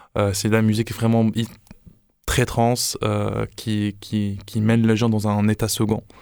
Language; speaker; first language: French; non-native, local second language; Arabic